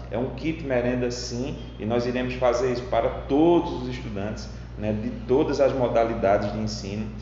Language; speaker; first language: Portuguese; native; Portuguese